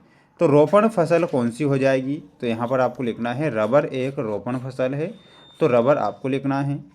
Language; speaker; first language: Hindi; native; Hindi